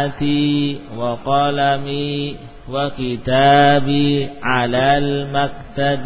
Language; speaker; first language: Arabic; non-native, fluent; Indonesian